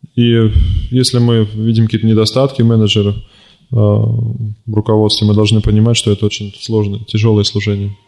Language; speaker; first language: Russian; native; Russian